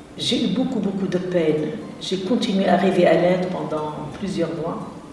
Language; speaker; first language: French; non-native, local second language; Arabic